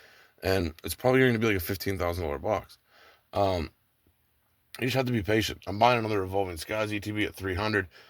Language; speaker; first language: English; native; English